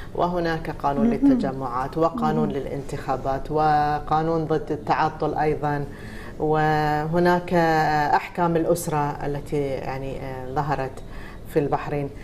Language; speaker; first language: Arabic; native; Arabic